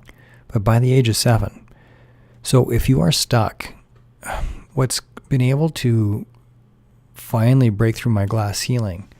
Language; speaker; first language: English; native; English